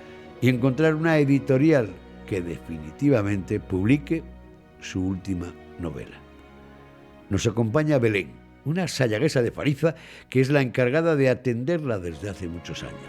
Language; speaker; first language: Spanish; native; Spanish